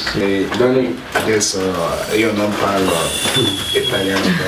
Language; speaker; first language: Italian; non-native, learner; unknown